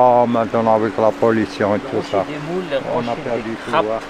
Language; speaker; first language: French; non-native, local second language; Arabic